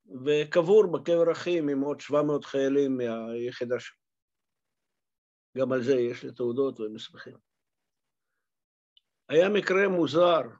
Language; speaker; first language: Hebrew; non-native, fluent; Russian